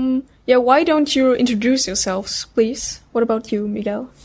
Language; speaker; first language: English; non-native, fluent; German